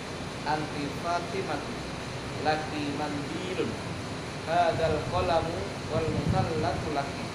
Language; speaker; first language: Arabic; non-native, fluent; Indonesian